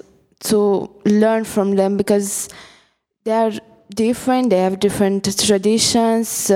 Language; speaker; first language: English; non-native, fluent; Italian